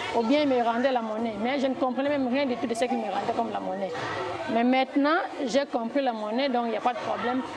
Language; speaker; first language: French; non-native, local second language; Lingala